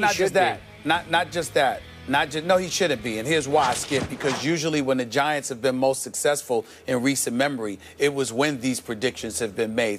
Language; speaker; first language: English; native; English